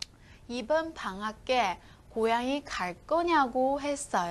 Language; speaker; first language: Korean; non-native, fluent; Chinese